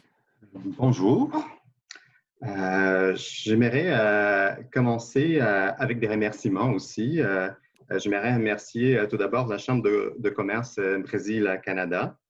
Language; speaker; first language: French; non-native, fluent; Portuguese